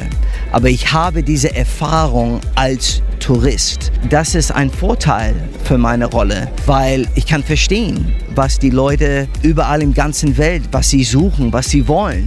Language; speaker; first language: German; non-native, fluent; English